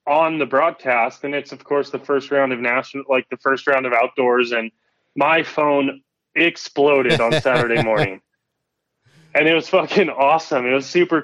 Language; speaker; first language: English; native; English